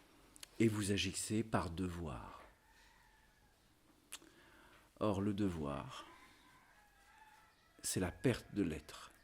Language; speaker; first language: French; native; French